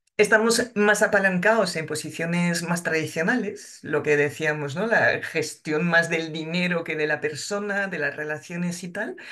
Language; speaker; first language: Spanish; non-native, fluent; French